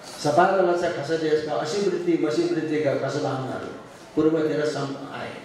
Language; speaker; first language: Nepali; native; Nepali